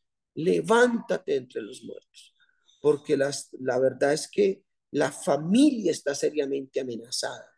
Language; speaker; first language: Spanish; native; Spanish